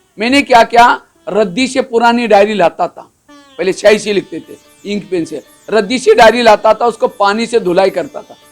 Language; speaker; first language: Hindi; non-native, local second language; Marathi